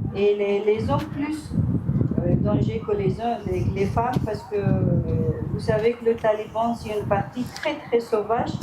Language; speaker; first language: French; non-native, fluent; Persian